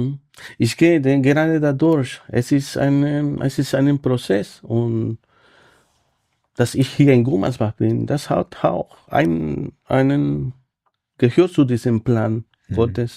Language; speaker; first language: German; non-native, fluent; Spanish